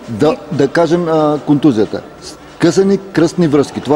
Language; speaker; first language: Bulgarian; native; Bulgarian